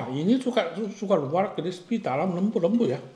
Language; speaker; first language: Indonesian; non-native, learner; Chinese